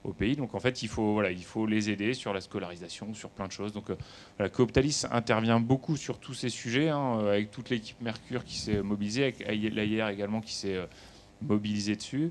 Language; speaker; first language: French; native; French